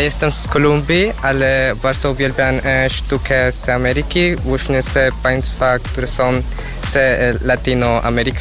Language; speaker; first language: Polish; non-native, learner; Spanish